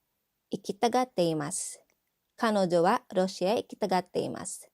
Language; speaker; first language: Japanese; non-native, fluent; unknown